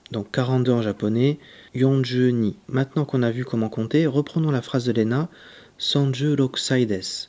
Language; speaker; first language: French; native; French